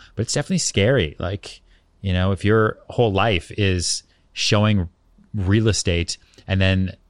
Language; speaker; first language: English; native; English